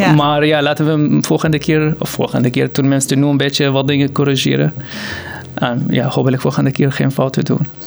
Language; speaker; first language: Dutch; non-native, fluent; Arabic